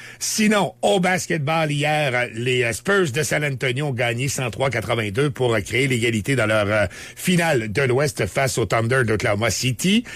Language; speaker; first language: French; native; French